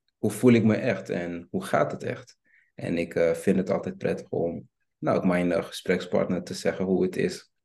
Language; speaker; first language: Dutch; early bilingual, other home language; Kinyarwanda